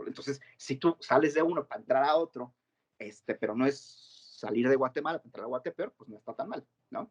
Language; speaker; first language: Spanish; native; Spanish